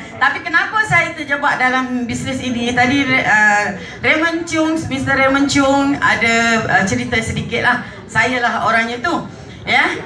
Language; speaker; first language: Malay; native; Malay